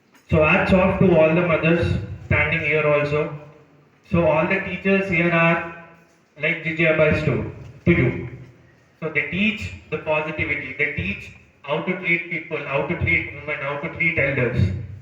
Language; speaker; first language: English; non-native, local second language; Telugu